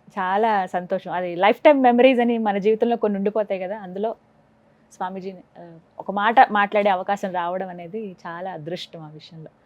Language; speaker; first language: Telugu; native; Telugu